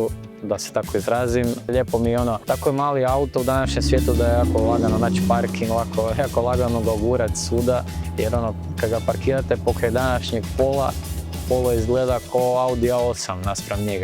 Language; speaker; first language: Croatian; native; Croatian